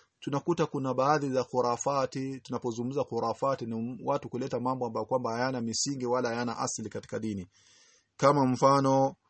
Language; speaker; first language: Swahili; native; Swahili